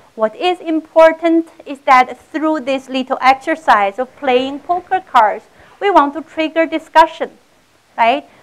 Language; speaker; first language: English; non-native, fluent; Chinese